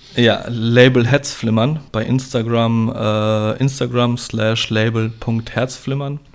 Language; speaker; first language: German; early bilingual, other home language; Polish